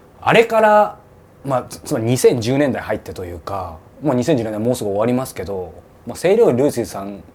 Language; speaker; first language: Japanese; native; Japanese